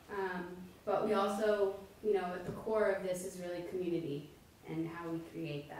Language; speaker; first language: English; native; English